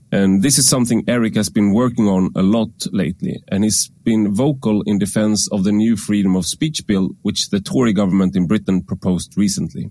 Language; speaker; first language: English; non-native, fluent; Swedish